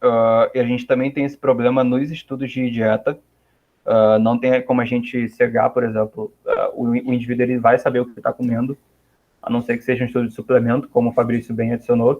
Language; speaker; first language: Portuguese; native; Portuguese